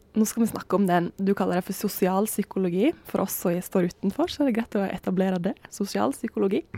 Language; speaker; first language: Norwegian; native; Norwegian